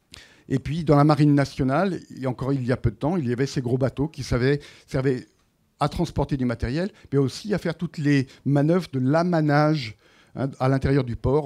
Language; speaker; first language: French; native; French